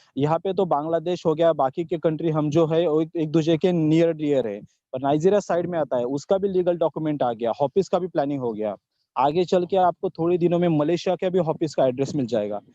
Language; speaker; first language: Hindi; non-native, local second language; Marathi